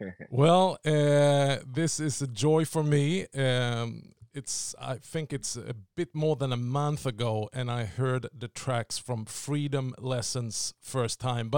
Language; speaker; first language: English; non-native, fluent; Swedish